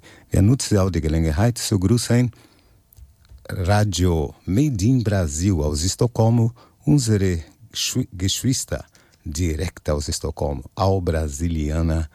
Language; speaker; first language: German; non-native, fluent; Portuguese